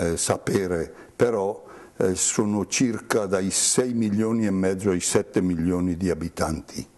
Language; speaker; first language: Italian; native; Italian